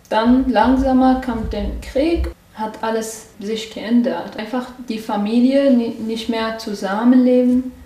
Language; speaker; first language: German; non-native, learner; Arabic